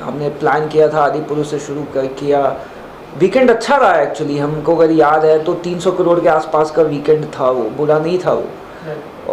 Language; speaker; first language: Hindi; native; Hindi